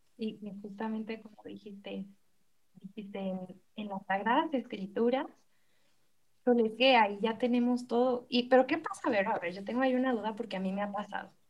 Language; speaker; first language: Spanish; native; Spanish